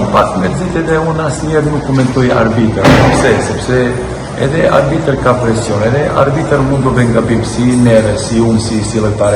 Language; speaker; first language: Albanian; non-native, learner; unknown